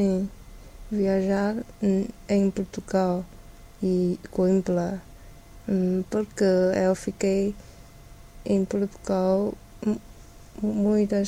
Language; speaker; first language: Portuguese; non-native, learner; Chinese